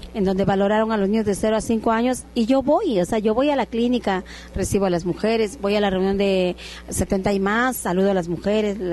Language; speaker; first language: Spanish; native; Spanish